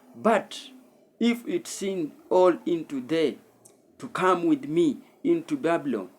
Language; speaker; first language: English; non-native, local second language; Swahili